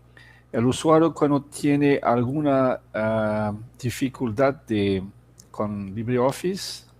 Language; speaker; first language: Spanish; non-native, fluent; Portuguese